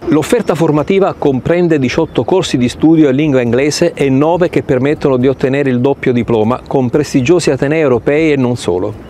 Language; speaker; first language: Italian; native; Italian